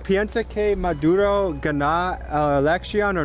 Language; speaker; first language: Spanish; non-native, learner; English